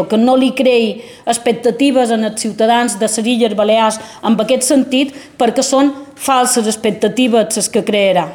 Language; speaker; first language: Catalan; native; Catalan